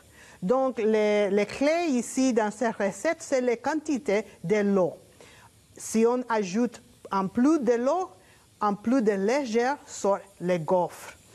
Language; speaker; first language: French; non-native, learner; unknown